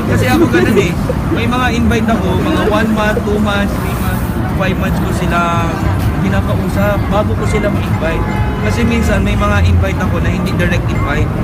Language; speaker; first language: Filipino; non-native, local second language; Bikol